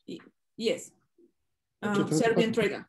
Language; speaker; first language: English; non-native, learner; Spanish